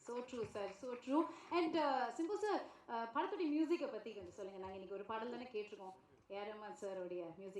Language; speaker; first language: Tamil; native; Tamil